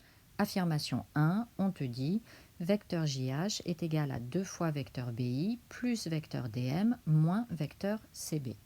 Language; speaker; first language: French; native; French